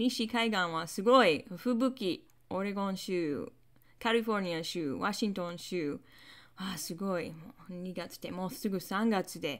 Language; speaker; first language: Japanese; non-native, fluent; English